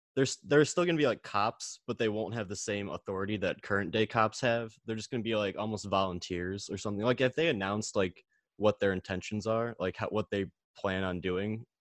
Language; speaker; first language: English; native; English